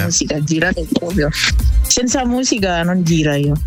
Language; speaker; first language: Italian; non-native, learner; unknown